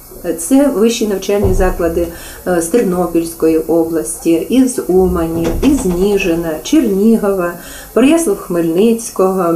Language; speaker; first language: Ukrainian; native; Ukrainian